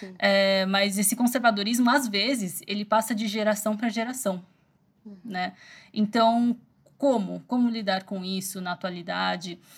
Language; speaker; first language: Portuguese; early bilingual, other home language; Chinese